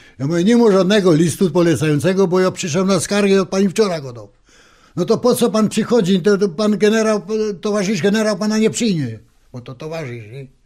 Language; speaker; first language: Polish; native; Polish